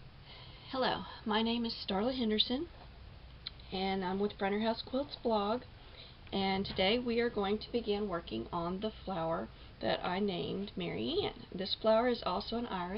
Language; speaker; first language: English; native; English